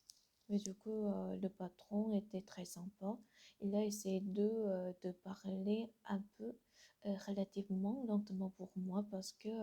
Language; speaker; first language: French; non-native, learner; Korean